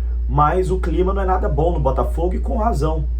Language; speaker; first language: Portuguese; native; Portuguese